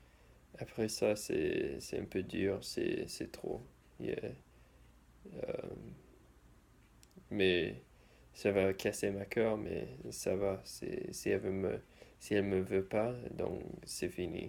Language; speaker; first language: French; non-native, learner; English